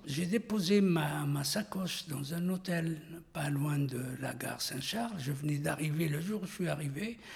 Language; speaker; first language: French; non-native, local second language; Arabic